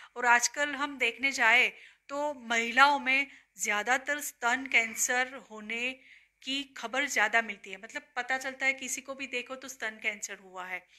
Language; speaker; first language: Hindi; non-native, local second language; Gujarati